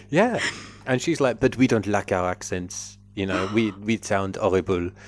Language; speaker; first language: English; native; English